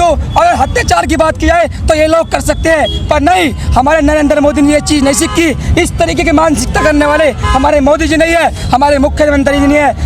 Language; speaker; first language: Hindi; native; Hindi